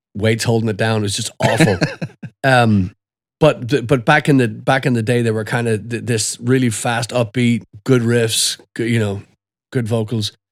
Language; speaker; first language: English; native; English